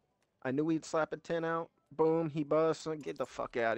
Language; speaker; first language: English; native; English